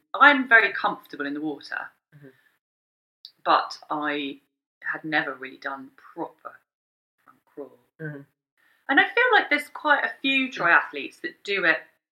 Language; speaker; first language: English; native; English